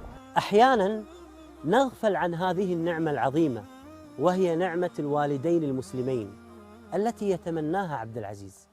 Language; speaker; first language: Arabic; native; Arabic